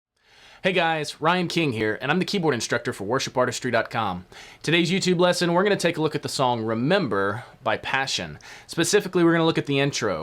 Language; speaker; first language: English; native; English